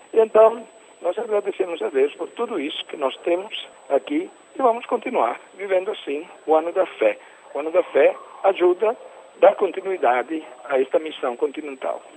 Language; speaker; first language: Portuguese; non-native, fluent; Italian